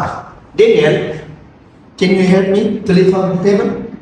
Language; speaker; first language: English; non-native, learner; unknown